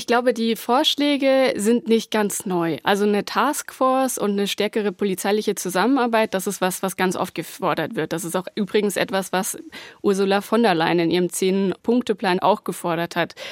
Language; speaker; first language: German; native; German